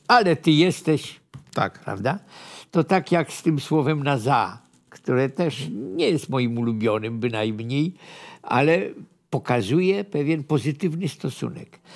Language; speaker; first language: Polish; native; Polish